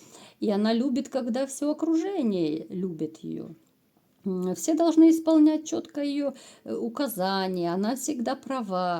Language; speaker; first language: Russian; native; Russian